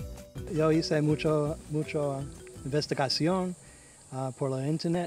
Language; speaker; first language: Spanish; non-native, learner; English